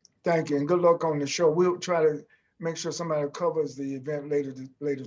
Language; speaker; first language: English; native; English